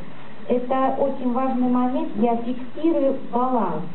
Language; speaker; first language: Russian; non-native, fluent; Japanese